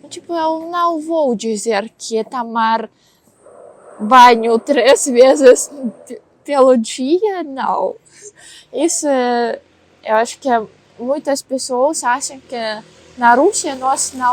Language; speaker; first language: Portuguese; non-native, learner; Russian